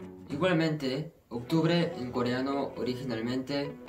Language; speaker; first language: Spanish; non-native, fluent; Korean